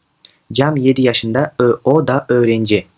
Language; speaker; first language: Turkish; non-native, fluent; Kyrgyz